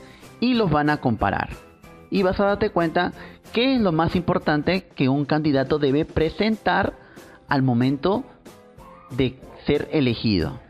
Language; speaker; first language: Spanish; native; Spanish